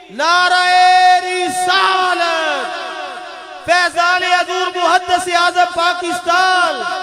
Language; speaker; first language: Urdu; non-native, local second language; Punjabi